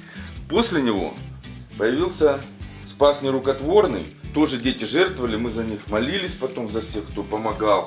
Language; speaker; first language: Russian; native; Russian